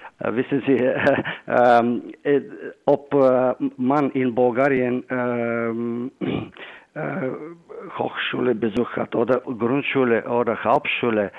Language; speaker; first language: German; non-native, fluent; Bulgarian